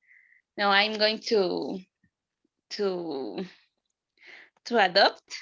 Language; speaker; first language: English; non-native, learner; Spanish